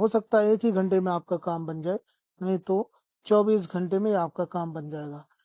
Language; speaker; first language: Urdu; non-native, local second language; Sindhi